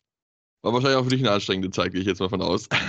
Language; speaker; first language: German; native; German